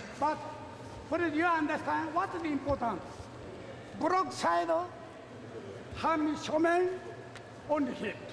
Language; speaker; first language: English; non-native, learner; Japanese